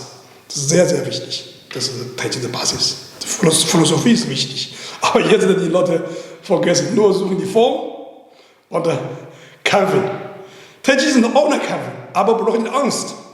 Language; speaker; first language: German; non-native, learner; Chinese